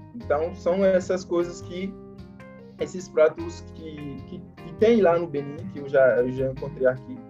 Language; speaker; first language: Portuguese; non-native, fluent; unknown